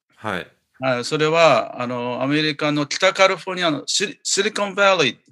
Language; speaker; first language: Japanese; native; Japanese